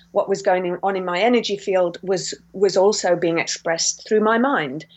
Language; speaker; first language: English; native; English